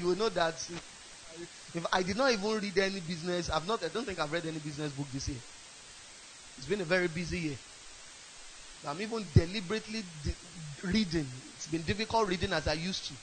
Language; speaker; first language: English; non-native, local second language; Yoruba